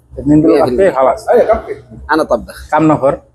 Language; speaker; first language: Arabic; non-native, learner; Bangla